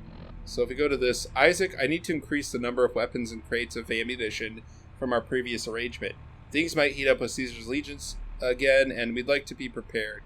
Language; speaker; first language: English; native; English